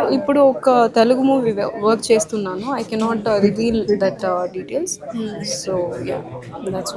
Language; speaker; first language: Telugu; non-native, learner; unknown